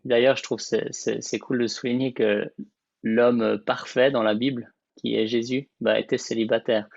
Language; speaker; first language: French; native; French